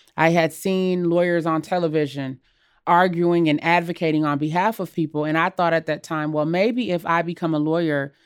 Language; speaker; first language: English; native; English